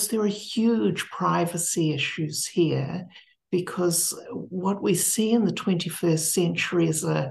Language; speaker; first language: English; native; English